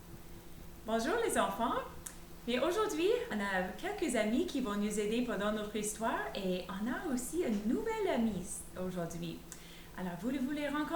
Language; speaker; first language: French; native; French